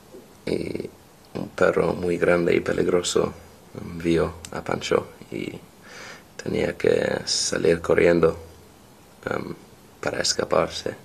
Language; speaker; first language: Spanish; non-native, learner; English